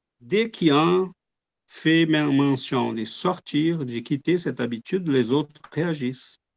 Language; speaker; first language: French; non-native, fluent; Portuguese